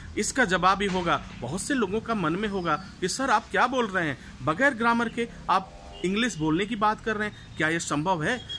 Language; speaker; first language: Hindi; native; Hindi